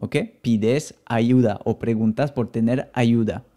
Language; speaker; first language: Spanish; non-native, fluent; French